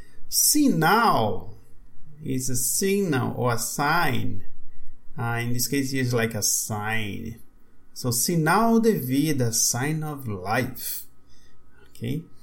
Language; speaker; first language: English; non-native, fluent; Portuguese